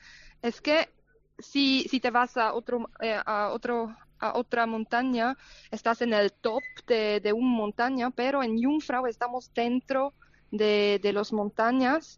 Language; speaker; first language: Spanish; non-native, fluent; German